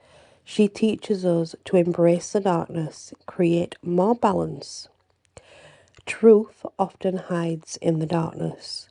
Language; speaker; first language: English; native; English